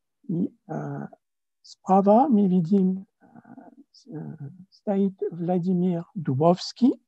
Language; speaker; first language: Russian; non-native, learner; French